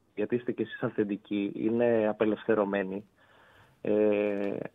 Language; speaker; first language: Greek; native; Greek